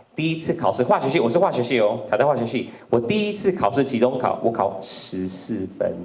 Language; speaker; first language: Chinese; non-native, fluent; English